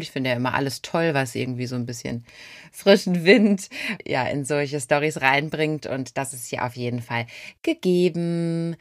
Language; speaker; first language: German; native; German